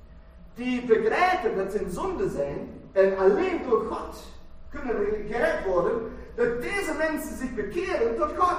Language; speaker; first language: Dutch; non-native, fluent; German